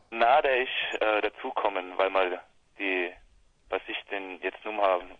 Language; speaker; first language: German; native; German